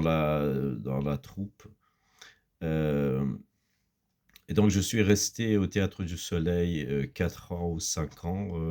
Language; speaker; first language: French; non-native, fluent; Kurdish